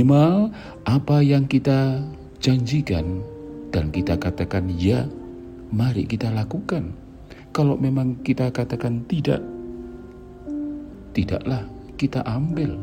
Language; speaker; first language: Indonesian; native; Indonesian